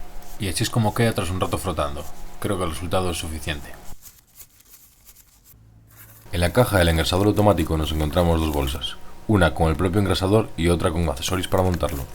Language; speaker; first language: Spanish; native; Spanish